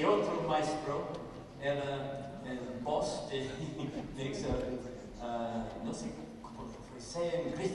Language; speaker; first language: Spanish; non-native, fluent; English